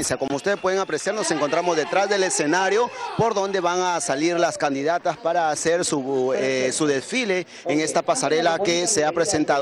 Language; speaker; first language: Spanish; native; Spanish